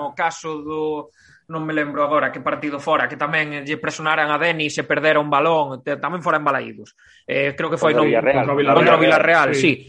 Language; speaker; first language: Galician; native; Galician